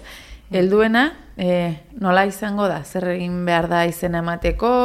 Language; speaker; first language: Basque; native; Basque